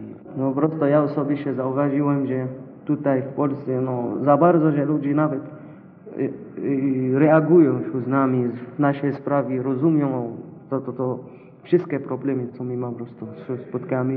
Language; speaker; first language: Polish; non-native, fluent; Arabic